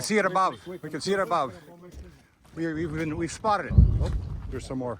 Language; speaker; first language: English; native; English